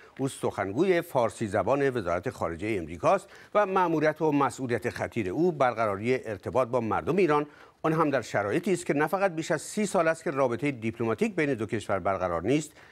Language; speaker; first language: Persian; native; Persian